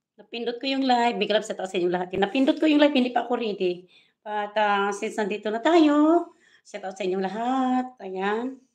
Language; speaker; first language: Filipino; native; Filipino